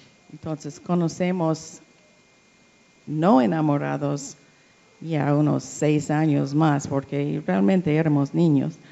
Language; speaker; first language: Spanish; non-native, learner; English